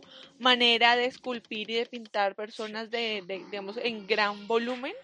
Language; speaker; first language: Spanish; native; Spanish